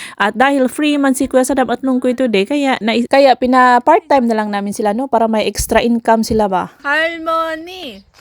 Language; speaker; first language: Filipino; non-native, local second language; Cebuano